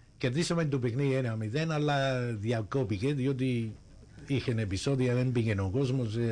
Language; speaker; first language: Greek; early bilingual, heritage; Greek